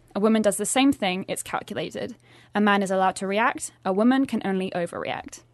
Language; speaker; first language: English; native; English